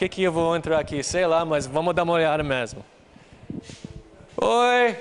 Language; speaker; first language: Portuguese; non-native, fluent; English